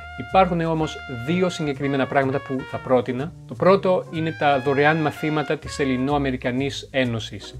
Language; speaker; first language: Greek; non-native, fluent; French